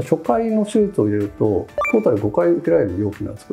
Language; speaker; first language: Japanese; native; Japanese